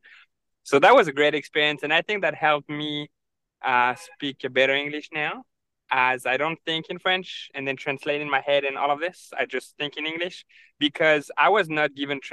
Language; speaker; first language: English; non-native, fluent; French